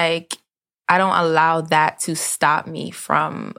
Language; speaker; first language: English; native; English